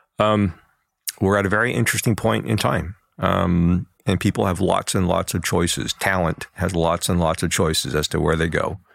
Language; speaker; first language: English; early bilingual, other home language; Chinese